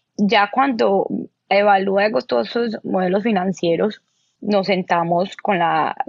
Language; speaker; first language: Spanish; native; Spanish